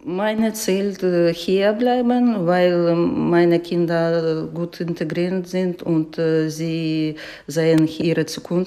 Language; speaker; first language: German; non-native, learner; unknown